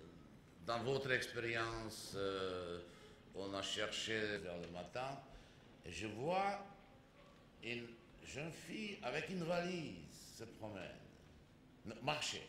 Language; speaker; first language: French; non-native, fluent; Czech